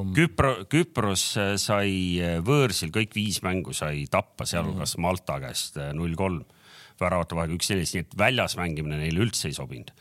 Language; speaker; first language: Estonian; native; Estonian